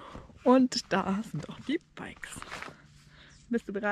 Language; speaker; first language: German; native; German